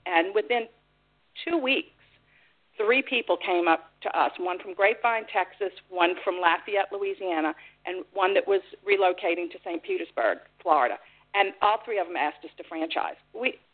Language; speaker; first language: English; native; English